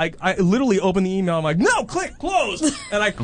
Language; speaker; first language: English; native; English